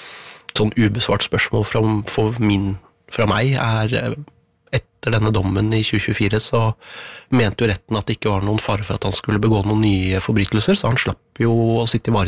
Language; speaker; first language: Norwegian; native; Norwegian